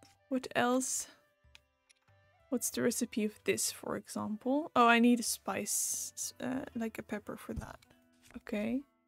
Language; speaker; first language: English; non-native, fluent; Dutch